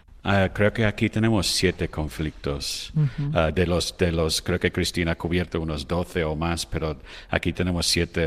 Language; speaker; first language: Spanish; non-native, fluent; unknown